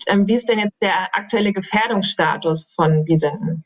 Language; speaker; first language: German; native; German